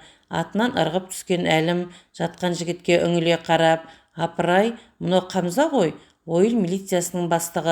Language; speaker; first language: Kazakh; native; Kazakh